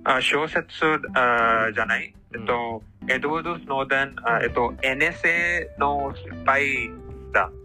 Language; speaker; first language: Japanese; non-native, learner; English